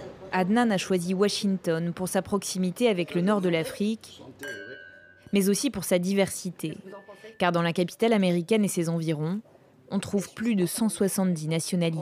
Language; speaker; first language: French; native; French